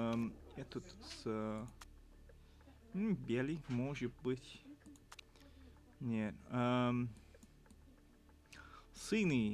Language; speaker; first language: Russian; non-native, learner; English